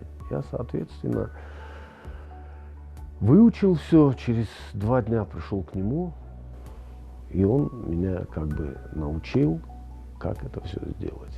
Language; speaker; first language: Russian; non-native, local second language; Tajik